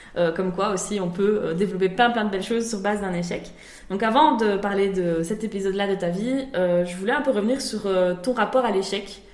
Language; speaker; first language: French; native; French